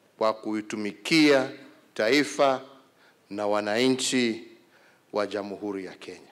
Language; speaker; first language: Swahili; non-native, local second language; Kikuyu